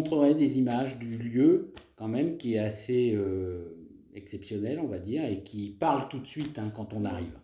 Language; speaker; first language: French; native; French